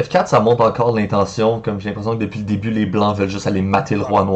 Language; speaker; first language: French; native; French